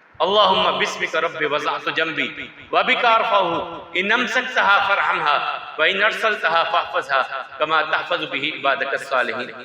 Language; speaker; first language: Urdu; non-native, local second language; Punjabi